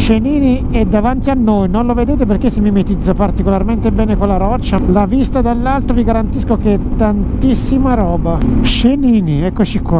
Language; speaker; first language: Italian; native; Italian